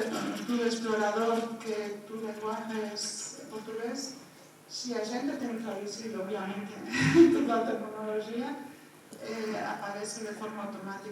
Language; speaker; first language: Portuguese; non-native, fluent; Spanish